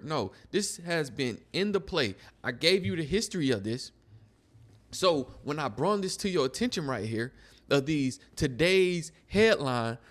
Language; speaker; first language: English; native; English